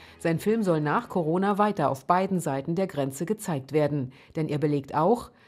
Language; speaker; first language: German; native; German